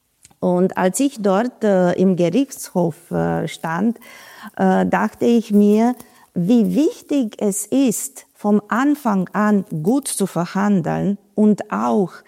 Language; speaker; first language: German; non-native, fluent; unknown